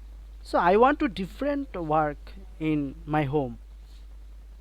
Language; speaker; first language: English; non-native, learner; Bangla